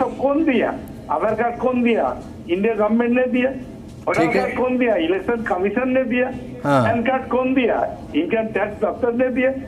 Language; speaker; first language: Hindi; non-native, local second language; Bangla